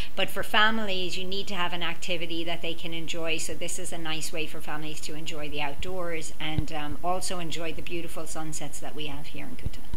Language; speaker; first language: English; native; English